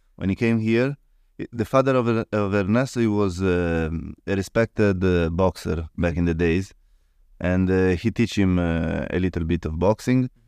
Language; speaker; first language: English; non-native, learner; Italian